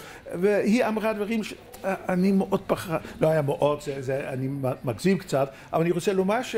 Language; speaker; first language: Hebrew; non-native, fluent; Dutch